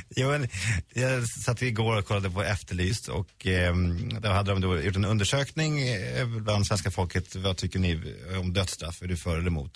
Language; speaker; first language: Swedish; native; Swedish